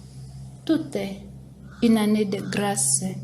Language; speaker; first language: French; non-native, local second language; Kinyarwanda